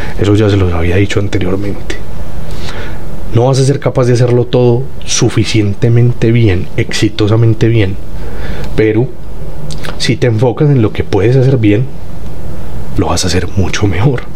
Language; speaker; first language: Spanish; native; Spanish